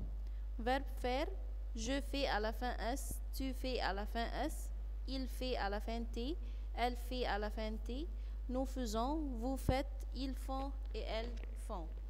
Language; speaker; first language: French; non-native, fluent; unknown